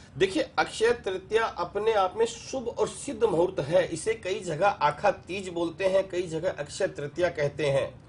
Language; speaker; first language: Hindi; native; Hindi